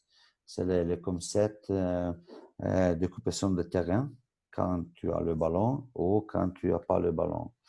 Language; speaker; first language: French; non-native, local second language; Italian